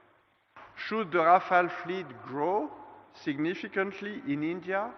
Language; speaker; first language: English; non-native, fluent; French